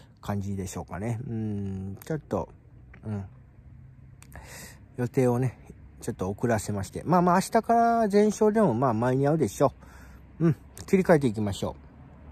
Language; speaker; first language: Japanese; native; Japanese